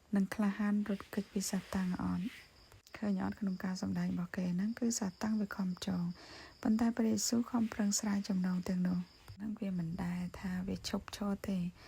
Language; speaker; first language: Khmer; native; Khmer